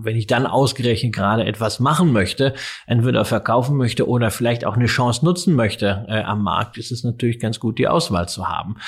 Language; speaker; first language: German; native; German